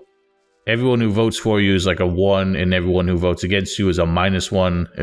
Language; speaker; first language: English; native; English